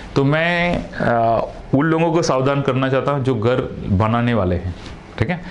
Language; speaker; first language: Hindi; non-native, local second language; Tamil